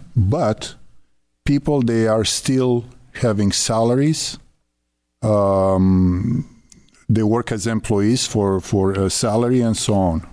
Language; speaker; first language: English; non-native, fluent; Romanian